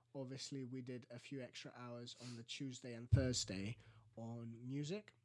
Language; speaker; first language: English; early bilingual, other home language; Greek